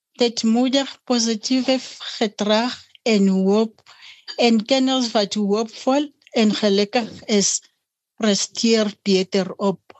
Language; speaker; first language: Afrikaans; non-native, local second language; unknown